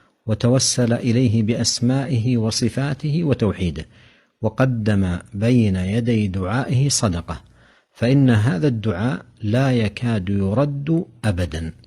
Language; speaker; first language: Arabic; native; Arabic